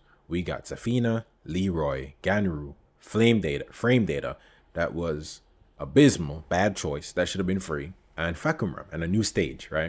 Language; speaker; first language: English; native; English